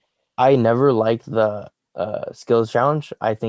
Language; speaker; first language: English; native; English